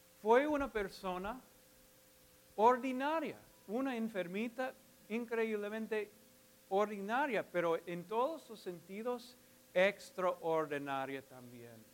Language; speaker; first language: Spanish; non-native, fluent; English